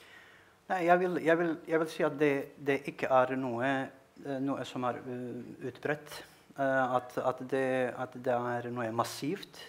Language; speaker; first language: Norwegian; non-native, fluent; Bosnian